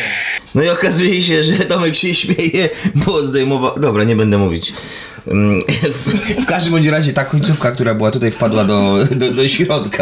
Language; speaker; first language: Polish; native; Polish